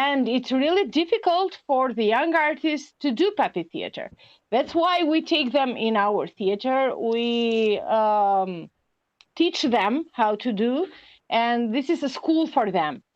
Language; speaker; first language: English; non-native, learner; Albanian